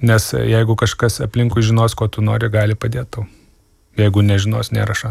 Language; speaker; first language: Lithuanian; native; Lithuanian